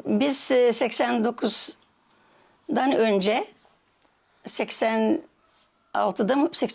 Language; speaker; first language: Turkish; early bilingual, heritage; Turkish